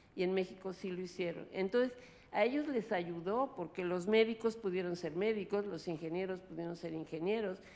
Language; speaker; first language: Spanish; early bilingual, other home language; Russian